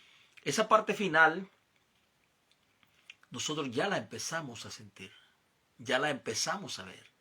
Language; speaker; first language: Spanish; native; Spanish